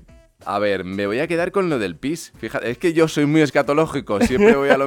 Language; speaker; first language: Spanish; native; Spanish